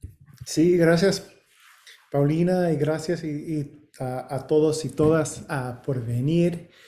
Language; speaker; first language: Spanish; non-native, learner; English